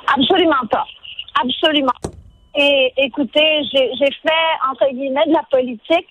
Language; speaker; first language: French; native; French